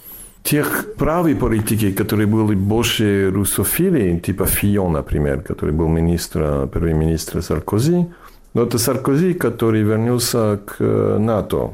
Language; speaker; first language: Russian; non-native, learner; English